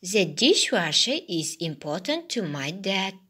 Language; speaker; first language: English; non-native, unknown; Kazakh